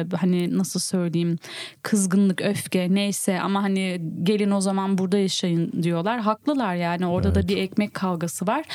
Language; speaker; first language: Turkish; early bilingual, heritage; Turkish